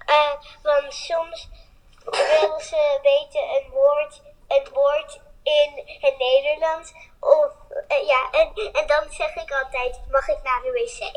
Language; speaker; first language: Dutch; early bilingual, heritage; Dutch